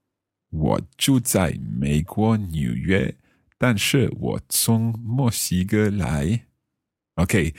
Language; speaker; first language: Chinese; non-native, learner; English